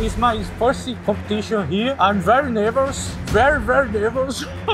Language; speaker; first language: English; non-native, learner; Portuguese